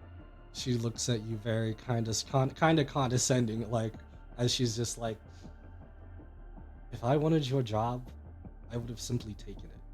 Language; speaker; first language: English; native; English